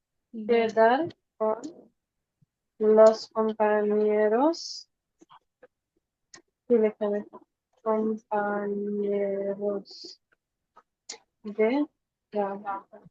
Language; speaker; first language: Spanish; non-native, fluent; Bangla